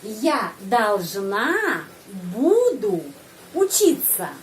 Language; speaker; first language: Russian; non-native, fluent; Indonesian